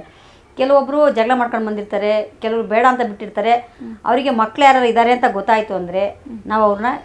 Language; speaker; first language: Kannada; native; Kannada